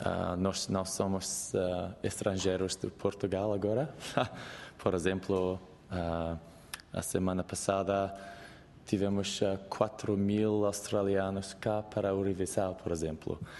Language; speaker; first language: Portuguese; non-native, learner; English